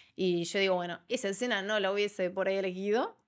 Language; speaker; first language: Spanish; native; Spanish